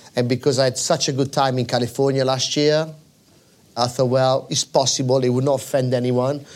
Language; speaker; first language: English; non-native, fluent; Italian